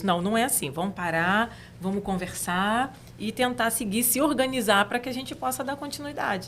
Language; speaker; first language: Portuguese; native; Portuguese